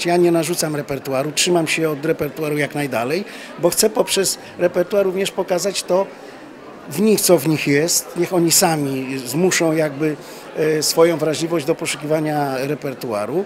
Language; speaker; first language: Polish; native; Polish